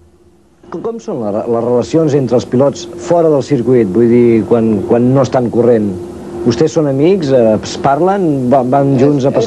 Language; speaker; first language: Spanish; non-native, local second language; Catalan